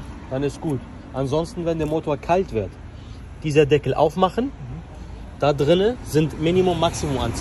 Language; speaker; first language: German; native; German